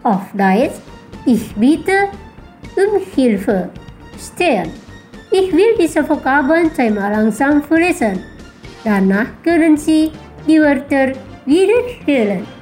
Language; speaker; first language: German; non-native, fluent; Indonesian